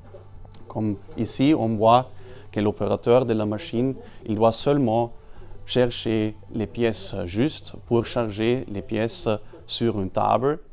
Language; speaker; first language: French; non-native, fluent; German